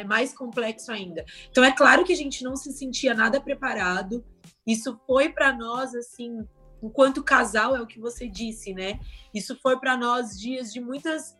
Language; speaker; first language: Portuguese; native; Portuguese